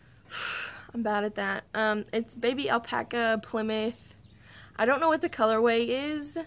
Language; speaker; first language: English; native; English